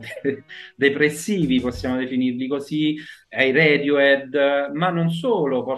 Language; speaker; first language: Italian; native; Italian